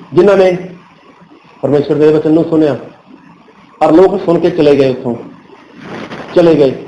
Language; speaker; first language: Hindi; non-native, local second language; Punjabi